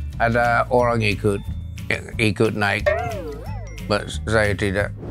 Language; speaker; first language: Malay; non-native, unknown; English